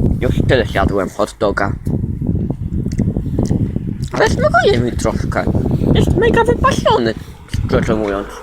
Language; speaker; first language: Polish; native; Polish